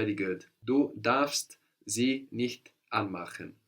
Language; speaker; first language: German; non-native, fluent; English